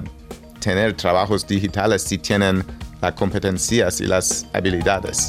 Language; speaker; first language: Spanish; non-native, learner; English